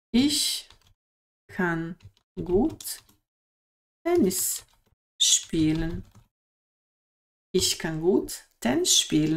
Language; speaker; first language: German; non-native, fluent; Bosnian